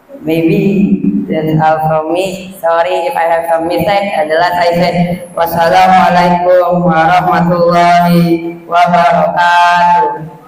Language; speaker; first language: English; non-native, learner; Indonesian